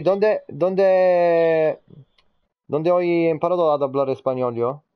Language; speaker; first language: Spanish; non-native, learner; Italian